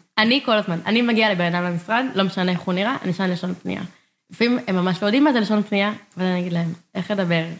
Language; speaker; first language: Hebrew; native; Hebrew